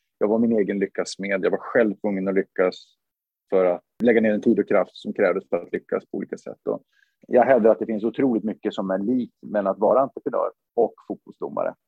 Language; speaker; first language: Swedish; native; Swedish